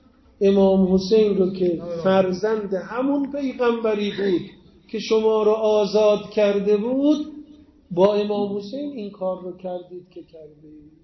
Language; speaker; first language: Persian; native; Persian